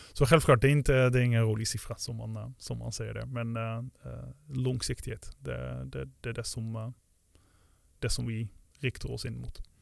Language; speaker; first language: Swedish; non-native, fluent; Dutch